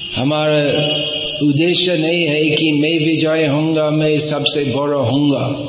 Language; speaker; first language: Hindi; non-native, fluent; English